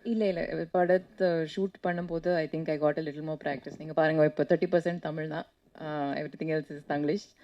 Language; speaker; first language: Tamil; non-native, learner; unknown